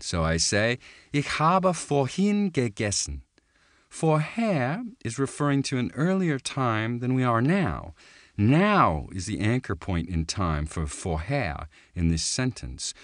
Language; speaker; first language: English; native; English